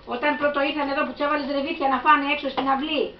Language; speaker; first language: Greek; native; Greek